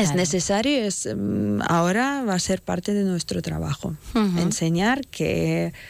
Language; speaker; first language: Spanish; non-native, fluent; Ukrainian